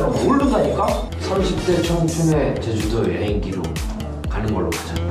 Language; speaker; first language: Korean; native; Korean